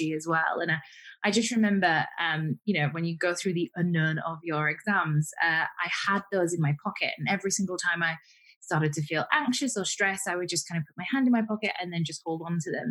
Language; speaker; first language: English; native; English